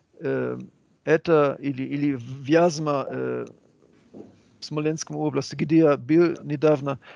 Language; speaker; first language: Russian; non-native, fluent; German